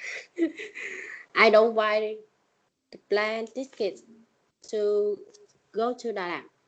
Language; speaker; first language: English; non-native, learner; Vietnamese